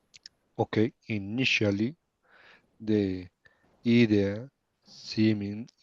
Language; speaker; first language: English; non-native, learner; Spanish